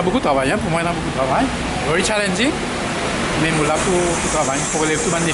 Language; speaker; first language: French; non-native, local second language; Morisyen